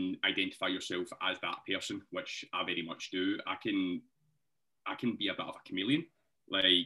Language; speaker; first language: English; native; English